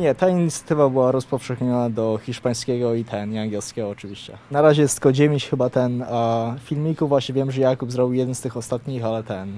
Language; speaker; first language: Polish; early bilingual, heritage; Polish